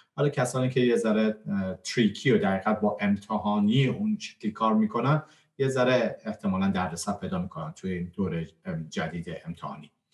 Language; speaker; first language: Persian; native; Persian